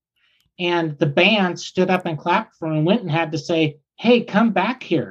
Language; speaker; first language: English; native; English